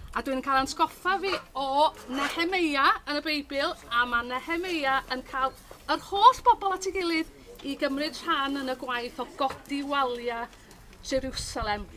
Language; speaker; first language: Welsh; native; Welsh